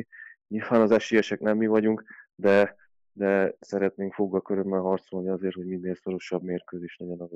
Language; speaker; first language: Hungarian; native; Hungarian